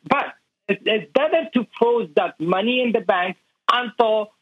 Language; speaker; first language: English; non-native, learner; Persian